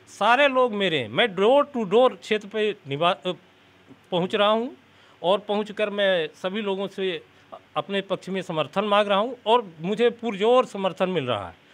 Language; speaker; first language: Hindi; native; Hindi